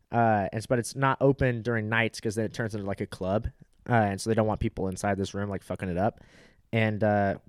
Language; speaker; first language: English; native; English